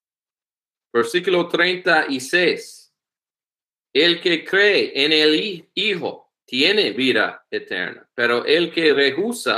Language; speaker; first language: Spanish; non-native, learner; English